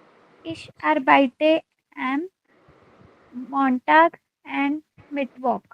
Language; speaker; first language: German; non-native, learner; Hindi